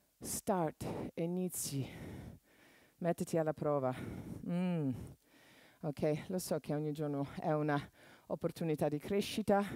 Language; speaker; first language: Italian; non-native, fluent; English